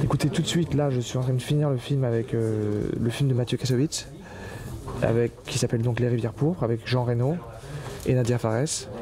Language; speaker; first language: French; native; French